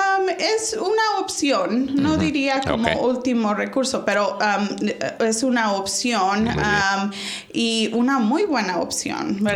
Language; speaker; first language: Spanish; early bilingual, heritage; Spanish